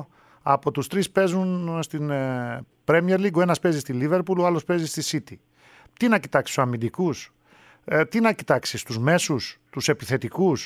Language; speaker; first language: Greek; native; Greek